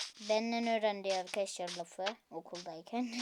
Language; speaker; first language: Turkish; native; Turkish